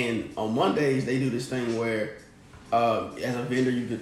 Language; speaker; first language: English; native; English